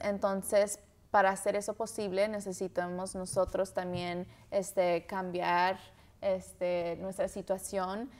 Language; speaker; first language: Spanish; early bilingual, heritage; Spanish